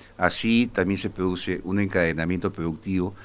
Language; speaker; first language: Spanish; native; Spanish